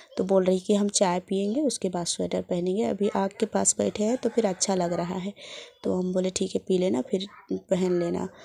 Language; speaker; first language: Hindi; native; Hindi